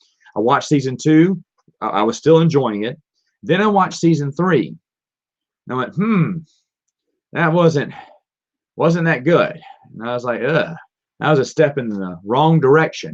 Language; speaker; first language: English; native; English